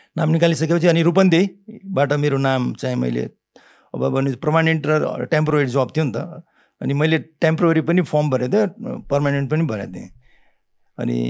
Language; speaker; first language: Nepali; early bilingual, heritage; Nepali